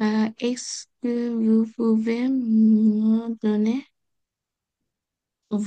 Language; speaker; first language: French; non-native, learner; Bangla